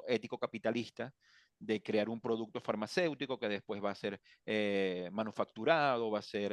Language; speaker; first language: Spanish; native; Spanish